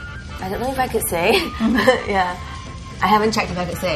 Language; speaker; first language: English; native; English